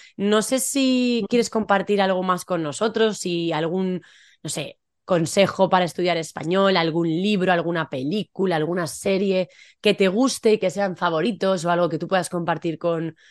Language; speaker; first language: Spanish; native; Spanish